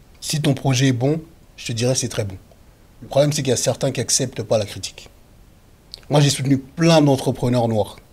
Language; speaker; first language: French; early bilingual, other home language; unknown